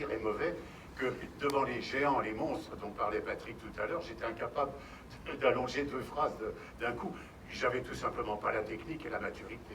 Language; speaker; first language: French; native; French